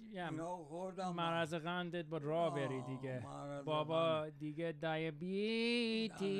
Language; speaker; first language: Persian; early bilingual, heritage; Persian